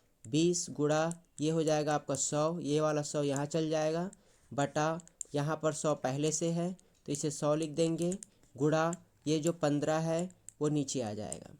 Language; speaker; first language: Hindi; native; Hindi